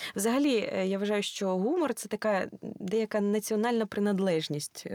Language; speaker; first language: Ukrainian; non-native, local second language; Russian